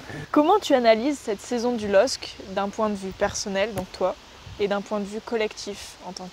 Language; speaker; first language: French; native; French